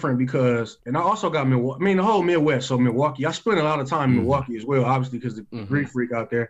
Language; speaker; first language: English; native; English